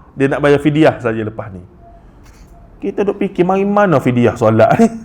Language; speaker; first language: Malay; native; Malay